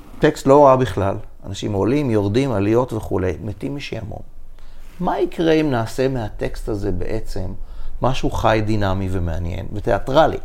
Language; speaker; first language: Hebrew; native; Hebrew